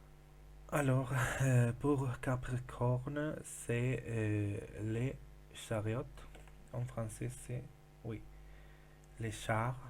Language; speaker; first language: French; non-native, learner; Spanish